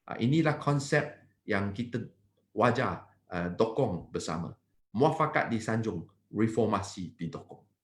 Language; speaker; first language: Malay; non-native, local second language; Chinese